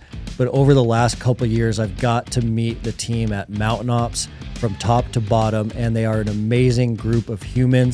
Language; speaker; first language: English; native; English